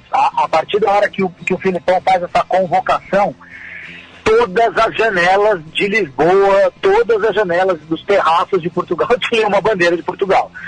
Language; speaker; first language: Portuguese; native; Portuguese